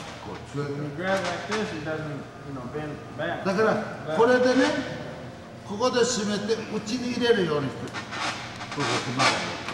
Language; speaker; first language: Japanese; native; Japanese